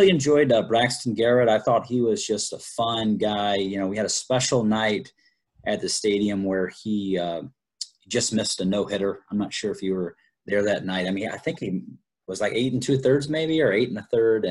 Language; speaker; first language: English; native; English